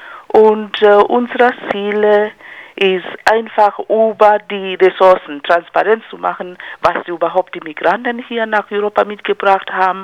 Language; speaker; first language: German; non-native, fluent; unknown